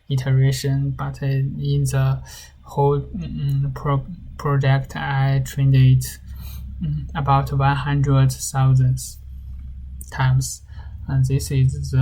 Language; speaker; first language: English; non-native, learner; Chinese